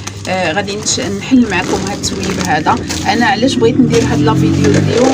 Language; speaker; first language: Arabic; native; Arabic